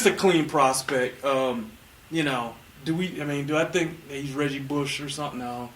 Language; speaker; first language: English; native; English